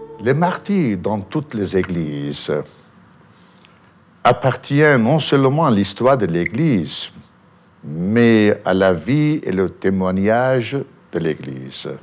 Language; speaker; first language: French; non-native, fluent; Armenian